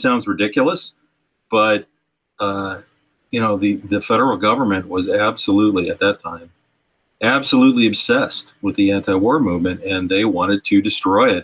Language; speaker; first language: English; native; English